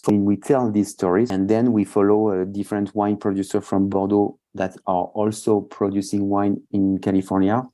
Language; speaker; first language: English; non-native, fluent; French